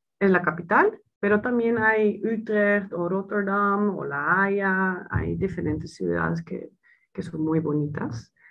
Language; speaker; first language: Spanish; non-native, fluent; Dutch